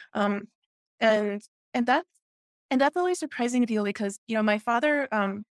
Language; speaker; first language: English; early bilingual, other home language; Spanish